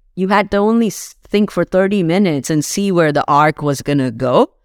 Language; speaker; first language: English; non-native, local second language; Urdu